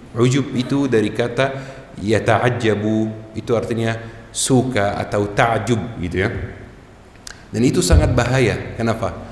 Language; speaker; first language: Indonesian; non-native, fluent; Arabic